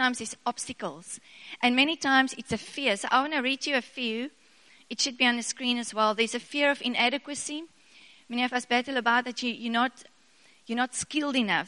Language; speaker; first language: English; non-native, local second language; Afrikaans